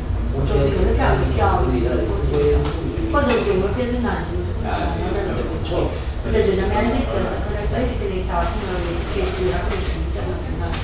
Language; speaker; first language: Spanish; native; Spanish